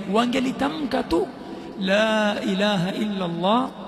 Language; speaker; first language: Arabic; non-native, fluent; Swahili